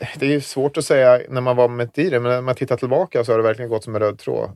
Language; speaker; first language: Swedish; native; Swedish